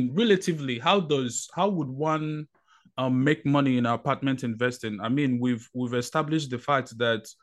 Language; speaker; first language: English; non-native, local second language; Igbo